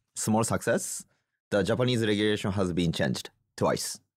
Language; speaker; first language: English; non-native, fluent; Japanese